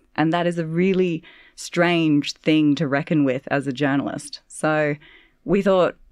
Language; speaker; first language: English; native; English